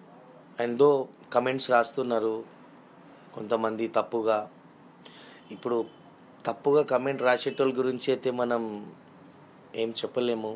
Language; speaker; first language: Telugu; non-native, local second language; Urdu